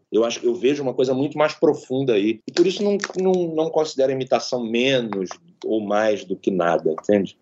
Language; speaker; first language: Portuguese; native; Portuguese